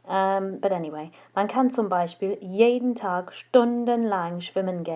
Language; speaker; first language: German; non-native, fluent; English